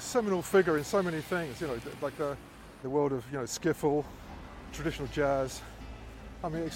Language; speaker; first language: English; native; English